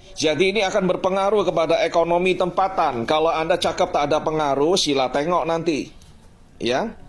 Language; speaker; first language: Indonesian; native; Indonesian